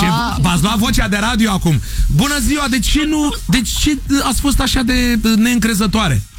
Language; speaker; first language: Romanian; native; Romanian